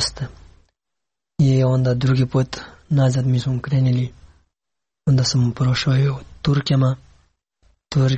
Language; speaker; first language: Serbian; non-native, learner; Pashto